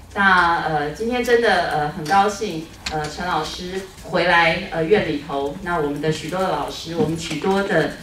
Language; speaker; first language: Chinese; native; Chinese